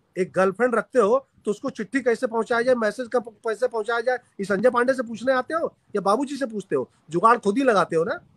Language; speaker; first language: Hindi; native; Hindi